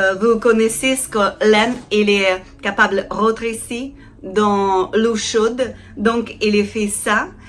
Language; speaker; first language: French; non-native, learner; Ukrainian